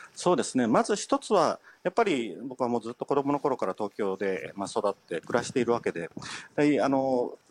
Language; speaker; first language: Japanese; native; Japanese